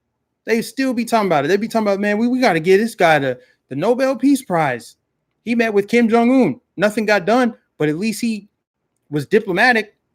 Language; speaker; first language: English; native; English